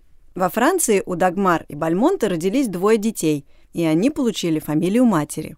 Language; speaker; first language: Russian; native; Russian